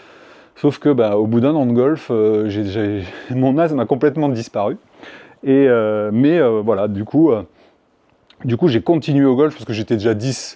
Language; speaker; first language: French; native; French